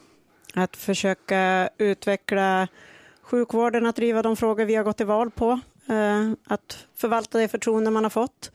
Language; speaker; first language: Swedish; native; Swedish